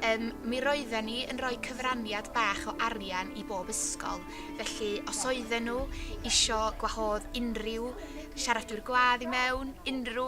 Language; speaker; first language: Welsh; native; Welsh